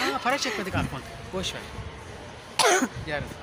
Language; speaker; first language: Turkish; native; Turkish